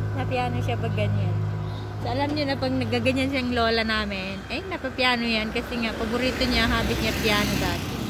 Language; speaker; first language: Filipino; non-native, local second language; Iloko